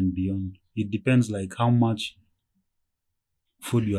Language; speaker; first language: English; non-native, local second language; Ganda